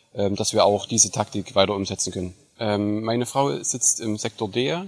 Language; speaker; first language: German; native; German